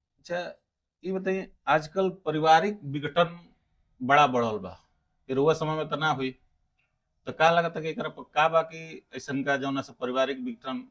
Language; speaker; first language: Bhojpuri; native; Bhojpuri